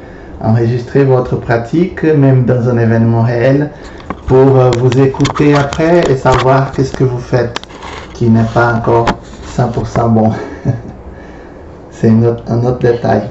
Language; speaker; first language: French; non-native, fluent; Portuguese